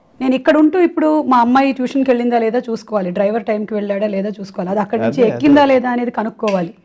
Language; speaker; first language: Telugu; non-native, local second language; Malayalam